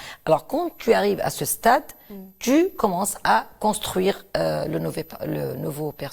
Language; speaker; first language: French; non-native, local second language; Arabic